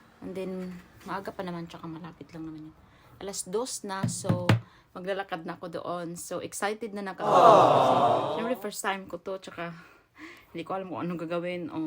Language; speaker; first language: Filipino; non-native, local second language; Cebuano